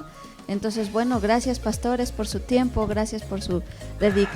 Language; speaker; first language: Spanish; native; Spanish